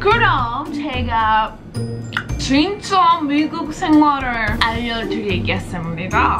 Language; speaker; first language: Korean; non-native, fluent; English